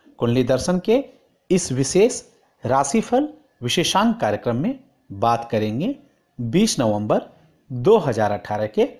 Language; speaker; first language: Hindi; native; Hindi